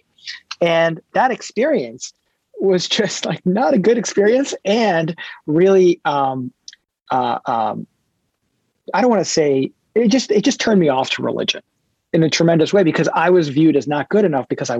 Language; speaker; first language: English; early bilingual, other home language; Hebrew